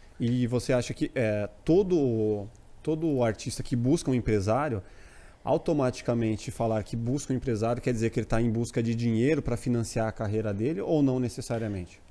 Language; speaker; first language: Portuguese; native; Portuguese